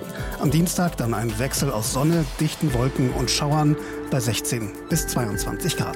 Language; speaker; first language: German; native; German